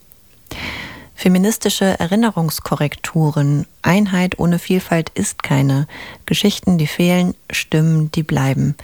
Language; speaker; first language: German; native; German